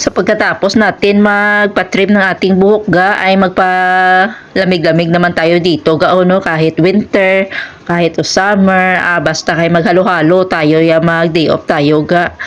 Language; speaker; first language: Filipino; native; Filipino